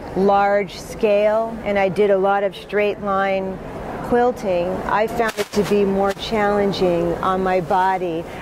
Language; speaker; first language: English; native; English